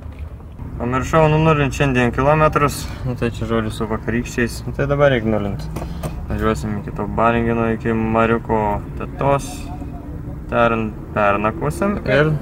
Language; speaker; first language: Lithuanian; native; Lithuanian